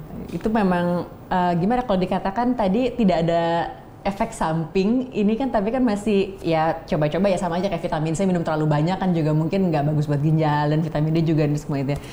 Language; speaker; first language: Indonesian; native; Indonesian